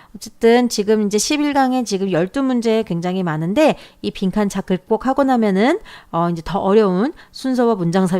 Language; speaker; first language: Korean; native; Korean